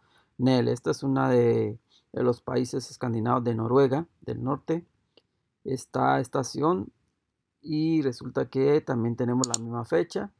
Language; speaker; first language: Spanish; native; Spanish